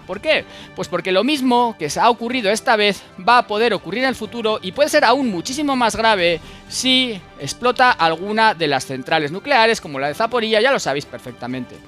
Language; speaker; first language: Spanish; native; Spanish